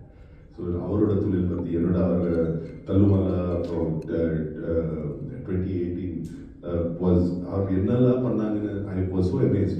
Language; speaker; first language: Tamil; non-native, fluent; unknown